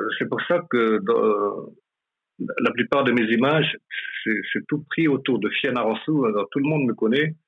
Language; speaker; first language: French; non-native, local second language; Malagasy